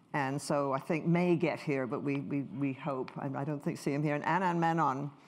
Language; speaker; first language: English; native; English